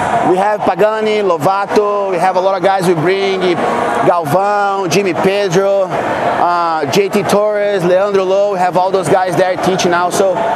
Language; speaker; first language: English; non-native, fluent; Portuguese